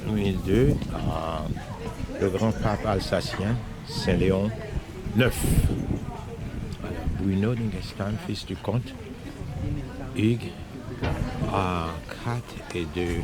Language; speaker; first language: French; non-native, local second language; Haitian Creole